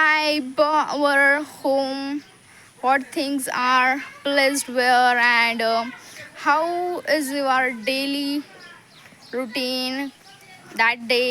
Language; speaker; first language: English; non-native, learner; Hindi